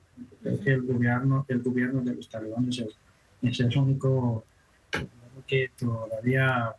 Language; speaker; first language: Spanish; non-native, fluent; Persian